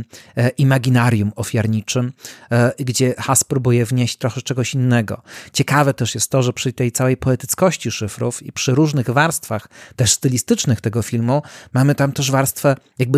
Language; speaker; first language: Polish; native; Polish